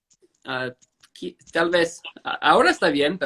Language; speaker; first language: Spanish; non-native, fluent; English